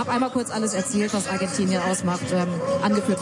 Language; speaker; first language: German; native; German